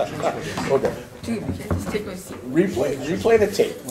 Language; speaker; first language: English; native; English